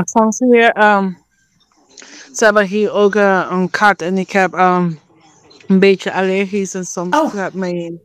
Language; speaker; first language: Dutch; non-native, fluent; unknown